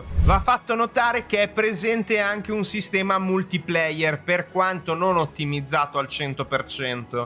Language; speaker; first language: Italian; native; Italian